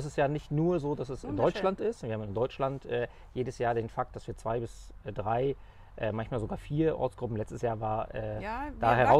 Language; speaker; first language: German; native; German